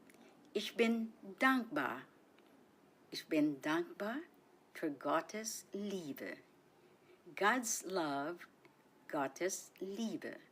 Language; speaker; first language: German; non-native, fluent; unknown